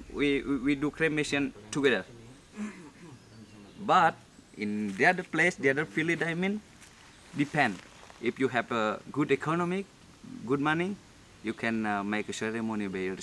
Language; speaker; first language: English; non-native, learner; Indonesian